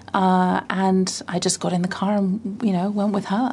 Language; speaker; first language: English; native; English